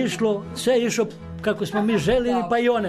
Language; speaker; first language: Serbian; native; Serbian